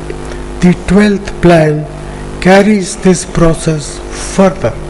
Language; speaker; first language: English; non-native, local second language; Punjabi